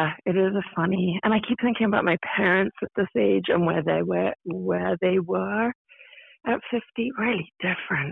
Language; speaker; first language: English; native; English